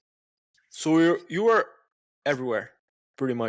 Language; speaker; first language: English; non-native, fluent; Portuguese